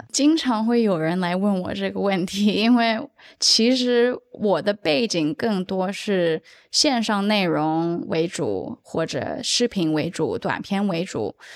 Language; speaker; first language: Chinese; early bilingual, heritage; Chinese